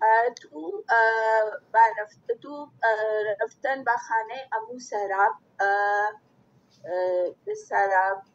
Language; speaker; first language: Persian; non-native, learner; Urdu